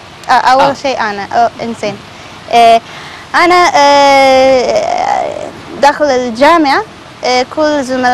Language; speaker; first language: Arabic; non-native, learner; Spanish